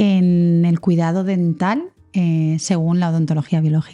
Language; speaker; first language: Spanish; native; Spanish